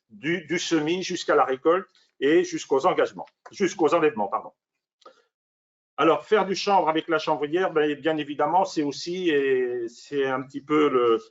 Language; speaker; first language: French; native; French